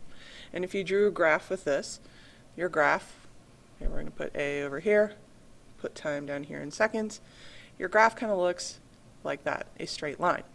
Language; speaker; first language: English; native; English